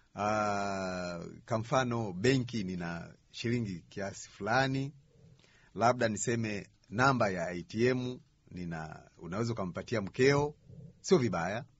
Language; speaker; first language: Swahili; native; Swahili